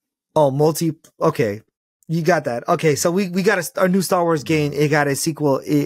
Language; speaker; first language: English; native; English